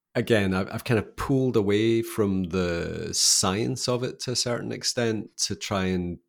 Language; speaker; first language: English; native; English